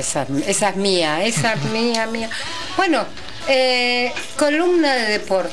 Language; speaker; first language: Spanish; native; Spanish